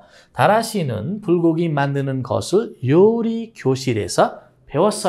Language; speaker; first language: Korean; non-native, fluent; Nepali